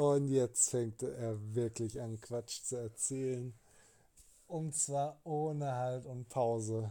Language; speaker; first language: German; native; German